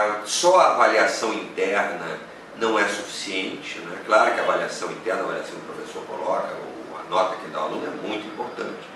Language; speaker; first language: Portuguese; native; Portuguese